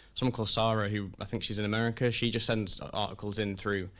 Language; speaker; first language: English; native; English